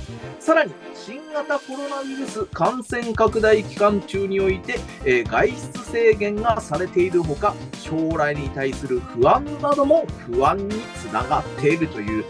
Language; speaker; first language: Japanese; native; Japanese